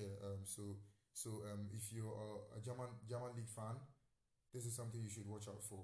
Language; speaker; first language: English; non-native, local second language; Yoruba